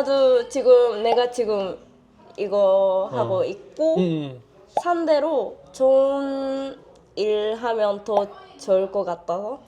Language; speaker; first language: Korean; non-native, learner; Japanese